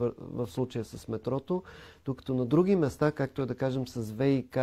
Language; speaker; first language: Bulgarian; native; Bulgarian